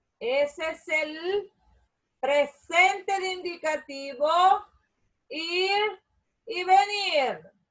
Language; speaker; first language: Spanish; non-native, learner; Portuguese